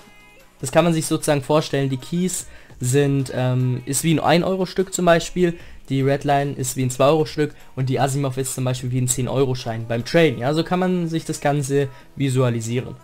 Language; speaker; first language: German; native; German